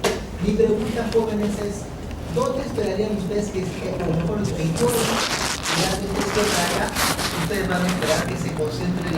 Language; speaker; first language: Spanish; native; Spanish